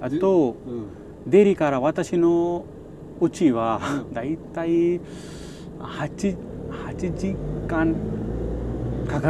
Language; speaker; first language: Japanese; non-native, learner; Hindi